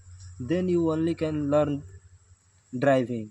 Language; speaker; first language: English; non-native, learner; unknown